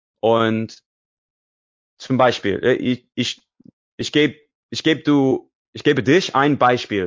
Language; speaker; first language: German; non-native, learner; English